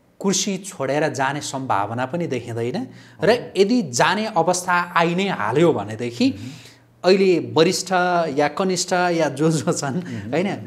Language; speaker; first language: Nepali; native; Nepali